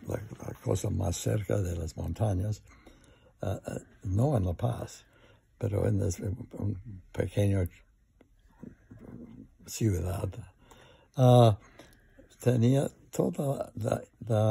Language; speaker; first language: Spanish; non-native, learner; English